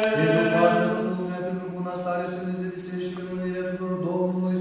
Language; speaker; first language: Romanian; native; Romanian